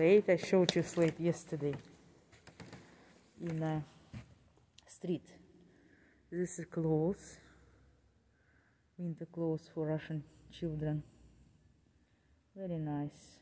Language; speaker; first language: English; non-native, learner; Russian